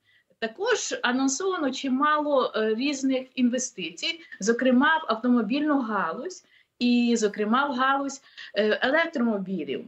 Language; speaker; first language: Ukrainian; native; Ukrainian